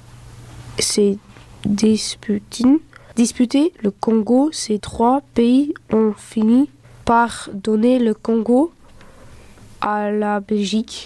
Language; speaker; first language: French; early bilingual, other home language; Dutch